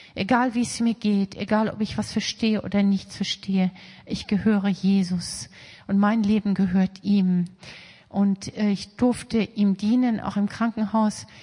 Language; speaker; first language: German; native; German